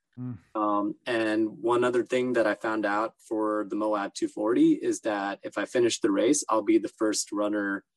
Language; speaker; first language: English; native; English